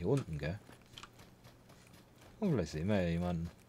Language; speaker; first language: German; native; German